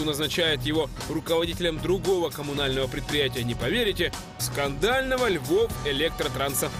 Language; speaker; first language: Russian; non-native, local second language; Ukrainian